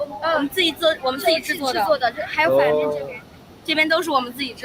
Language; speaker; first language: Chinese; native; Chinese